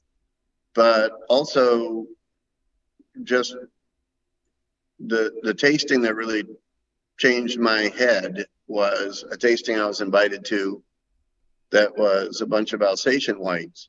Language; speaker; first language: English; native; English